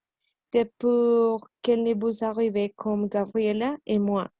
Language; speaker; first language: French; non-native, learner; Spanish